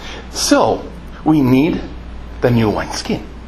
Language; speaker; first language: English; non-native, fluent; Japanese